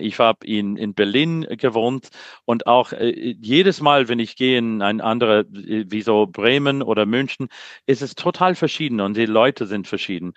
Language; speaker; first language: German; non-native, learner; English